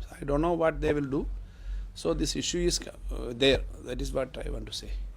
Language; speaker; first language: English; non-native, local second language; Malayalam